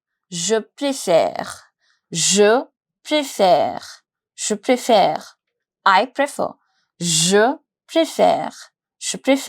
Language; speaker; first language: French; non-native, fluent; Hindi